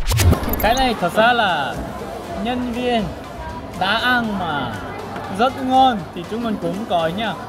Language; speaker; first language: Vietnamese; non-native, fluent; Korean